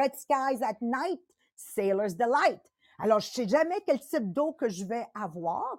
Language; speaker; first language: French; native; French